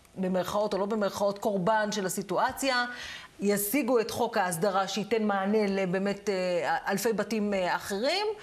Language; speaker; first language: Hebrew; native; Hebrew